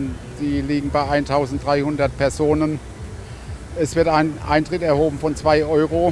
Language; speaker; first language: German; native; German